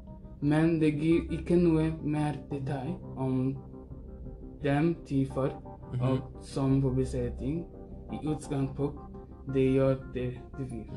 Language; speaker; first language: Norwegian; non-native, learner; Persian